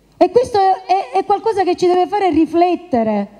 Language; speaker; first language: Italian; native; Italian